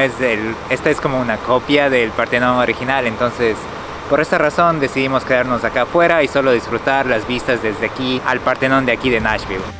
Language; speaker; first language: Spanish; native; Spanish